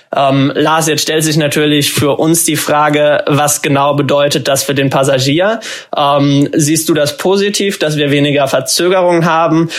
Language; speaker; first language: German; native; German